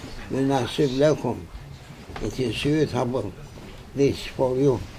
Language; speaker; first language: English; non-native, learner; Turkish